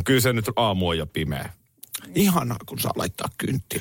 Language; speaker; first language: Finnish; native; Finnish